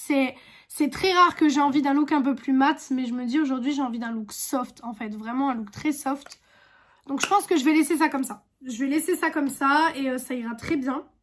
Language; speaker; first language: French; native; French